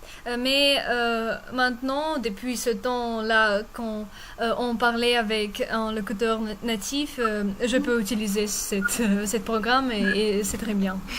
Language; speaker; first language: French; non-native, fluent; Russian